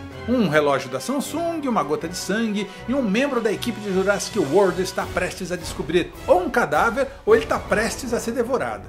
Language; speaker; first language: Portuguese; native; Portuguese